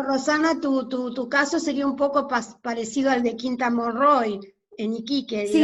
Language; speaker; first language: Spanish; native; Spanish